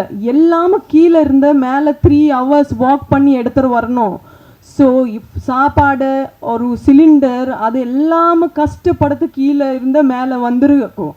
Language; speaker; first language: Tamil; non-native, learner; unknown